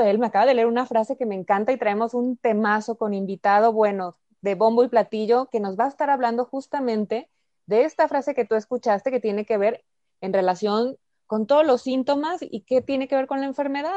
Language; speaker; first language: Spanish; native; Spanish